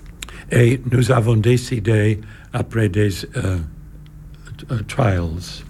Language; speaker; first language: French; non-native, learner; English